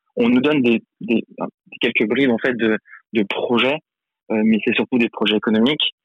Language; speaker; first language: French; native; French